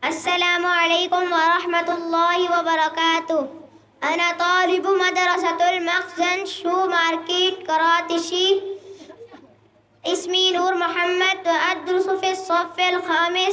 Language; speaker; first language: Arabic; non-native, learner; Urdu